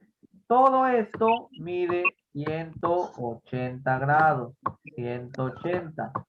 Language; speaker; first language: Spanish; native; Spanish